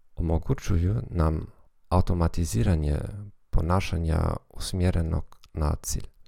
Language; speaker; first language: Croatian; non-native, fluent; German